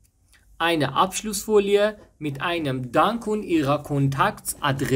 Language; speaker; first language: German; non-native, fluent; Persian